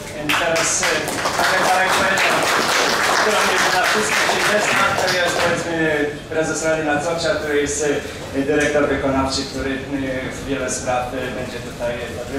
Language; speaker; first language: Polish; native; Polish